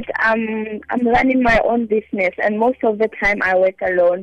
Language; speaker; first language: English; non-native, local second language; Southern Sotho